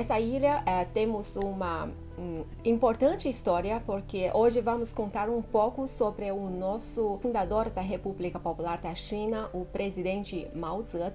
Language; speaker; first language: Portuguese; non-native, fluent; Chinese